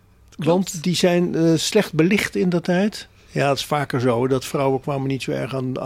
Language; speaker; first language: Dutch; native; Dutch